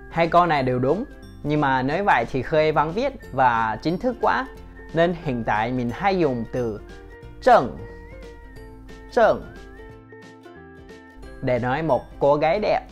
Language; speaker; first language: Vietnamese; non-native, fluent; Chinese